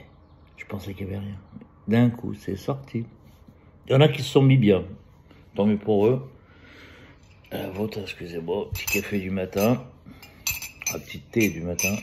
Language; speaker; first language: French; native; French